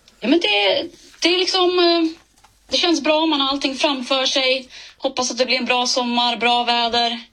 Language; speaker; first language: Swedish; native; Swedish